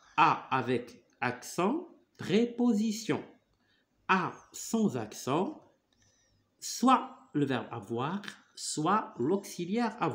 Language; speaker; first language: French; non-native, local second language; Arabic